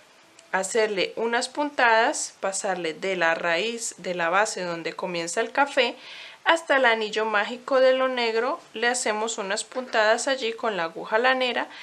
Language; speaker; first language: Spanish; native; Spanish